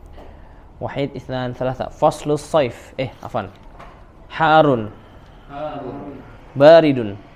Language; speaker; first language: Arabic; non-native, fluent; Indonesian